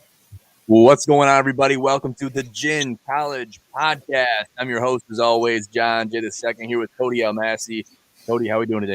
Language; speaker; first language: English; native; English